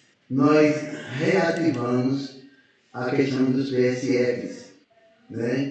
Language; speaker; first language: Portuguese; native; Portuguese